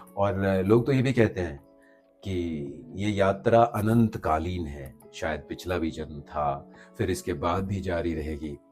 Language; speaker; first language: Hindi; native; Hindi